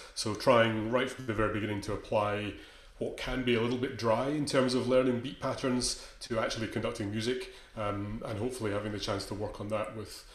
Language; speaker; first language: English; native; English